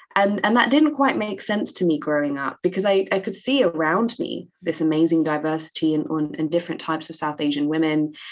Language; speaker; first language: English; native; English